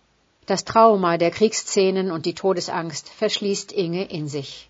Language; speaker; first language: German; native; German